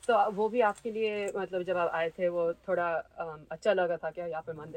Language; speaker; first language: Hindi; early bilingual, heritage; Hindi